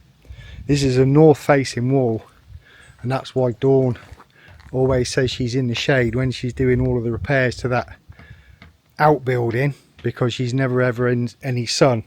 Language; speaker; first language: English; native; English